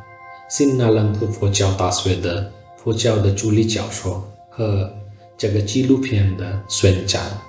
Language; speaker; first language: Chinese; non-native, learner; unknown